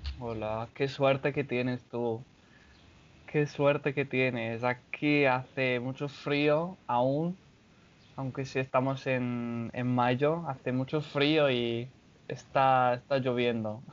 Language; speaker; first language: Spanish; non-native, fluent; English